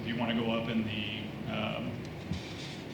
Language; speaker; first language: English; native; English